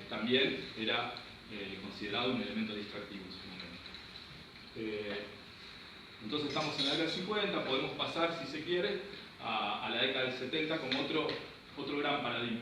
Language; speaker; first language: Spanish; native; Spanish